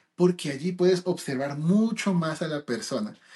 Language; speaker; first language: Spanish; early bilingual, heritage; Spanish